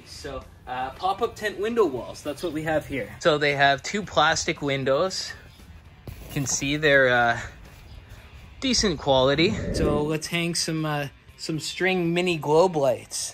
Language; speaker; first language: English; native; English